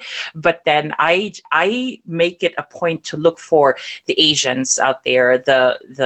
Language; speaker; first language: English; non-native, local second language; German